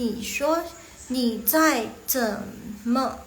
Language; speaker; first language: Chinese; non-native, fluent; Indonesian